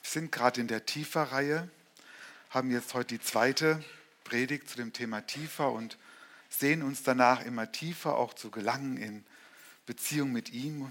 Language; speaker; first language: German; native; German